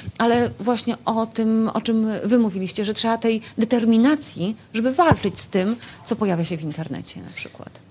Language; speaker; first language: Polish; native; Polish